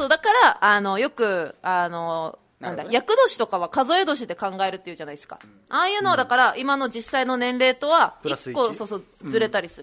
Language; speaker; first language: Japanese; native; Japanese